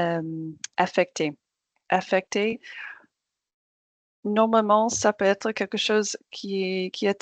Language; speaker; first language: French; non-native, fluent; English